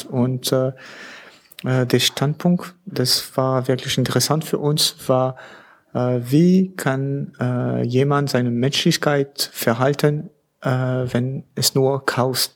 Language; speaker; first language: German; non-native, learner; French